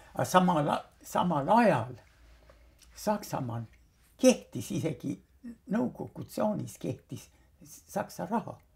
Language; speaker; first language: Estonian; native; Estonian